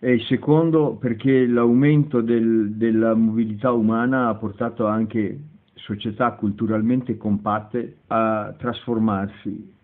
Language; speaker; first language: Italian; native; Italian